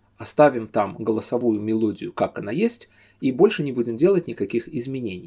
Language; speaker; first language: Russian; native; Russian